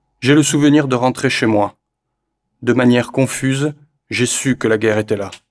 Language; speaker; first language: French; native; French